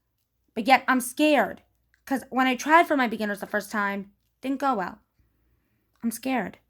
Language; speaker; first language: English; native; English